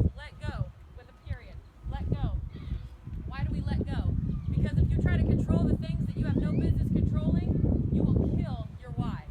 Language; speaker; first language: English; native; English